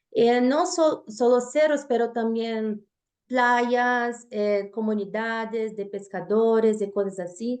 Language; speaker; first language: Spanish; non-native, fluent; Portuguese